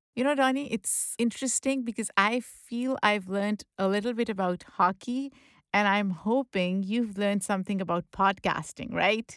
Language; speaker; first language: English; non-native, local second language; Pashto